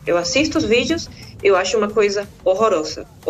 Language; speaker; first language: Portuguese; non-native, fluent; Spanish